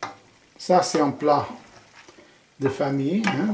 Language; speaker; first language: French; non-native, fluent; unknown